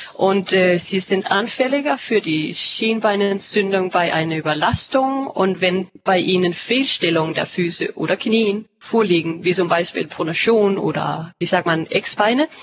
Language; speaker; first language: German; non-native, fluent; Danish